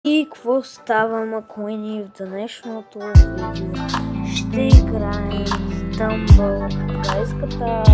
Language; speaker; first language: Bulgarian; native; Bulgarian